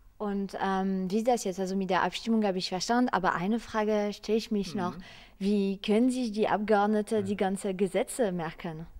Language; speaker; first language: German; non-native, fluent; French